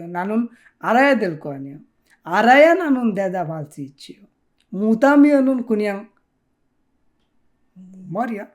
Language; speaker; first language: Korean; non-native, fluent; Bangla